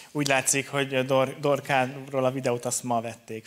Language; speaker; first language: Hungarian; native; Hungarian